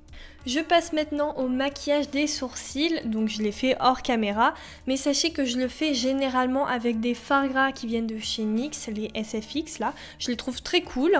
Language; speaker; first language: French; native; French